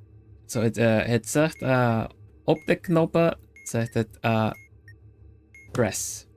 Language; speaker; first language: Dutch; non-native, learner; Swedish